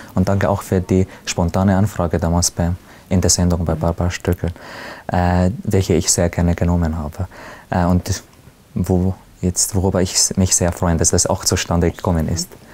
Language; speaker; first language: German; non-native, fluent; Arabic